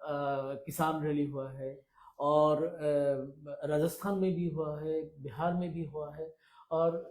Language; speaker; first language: Hindi; non-native, local second language; Bangla